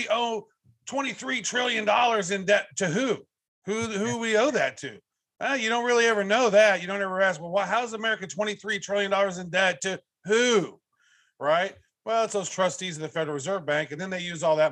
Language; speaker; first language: English; native; English